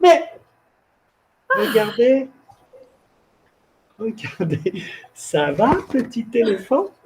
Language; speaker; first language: French; non-native, fluent; English